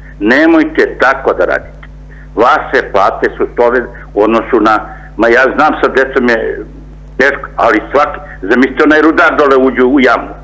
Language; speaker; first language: Serbian; native; Serbian